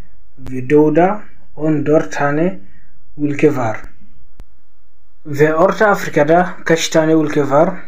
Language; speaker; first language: Turkish; non-native, fluent; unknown